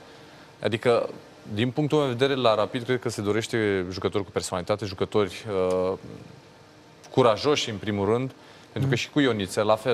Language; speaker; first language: Romanian; native; Romanian